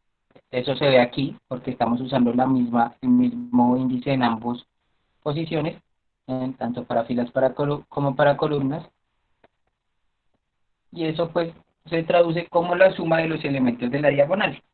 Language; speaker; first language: Spanish; native; Spanish